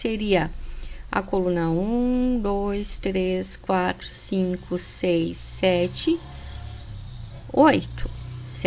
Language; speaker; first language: Portuguese; native; Portuguese